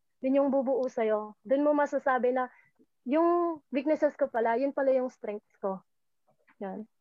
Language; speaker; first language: Filipino; non-native, local second language; Pampanga